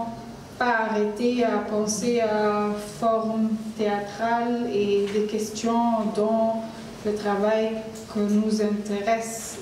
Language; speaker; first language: French; non-native, learner; Arabic